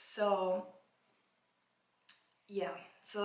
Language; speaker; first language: English; non-native, fluent; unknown